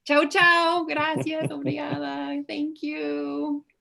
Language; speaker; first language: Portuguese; non-native, learner; English